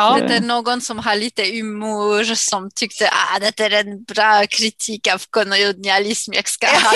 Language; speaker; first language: Swedish; non-native, fluent; English